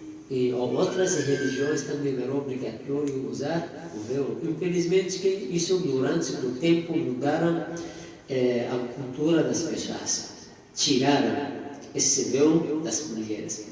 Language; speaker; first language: Portuguese; non-native, fluent; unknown